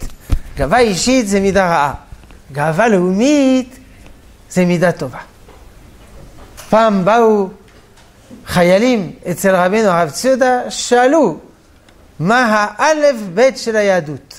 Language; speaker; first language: Hebrew; non-native, fluent; French